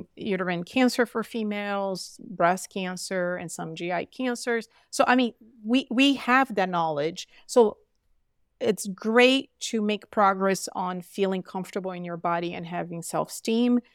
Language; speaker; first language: English; non-native, fluent; Portuguese